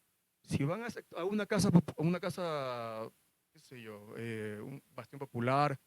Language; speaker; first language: Spanish; native; Spanish